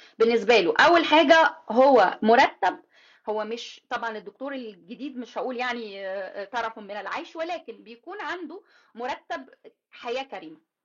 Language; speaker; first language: Arabic; native; Arabic